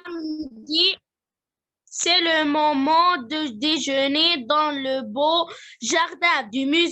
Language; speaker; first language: French; non-native, learner; Arabic